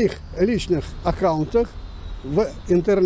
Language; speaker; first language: Russian; native; Russian